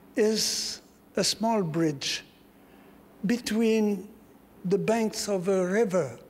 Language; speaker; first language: English; non-native, fluent; French